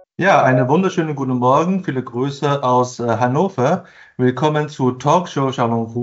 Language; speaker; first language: German; non-native, fluent; Chinese